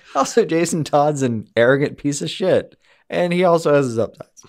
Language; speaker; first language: English; native; English